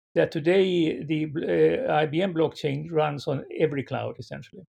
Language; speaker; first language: English; non-native, fluent; Swedish